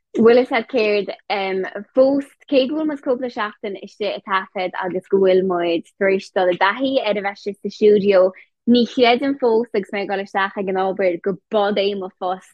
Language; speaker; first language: Irish; native; Irish